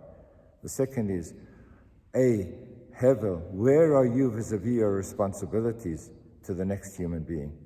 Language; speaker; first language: English; native; English